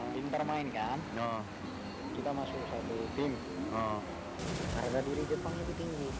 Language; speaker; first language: Indonesian; non-native, learner; Japanese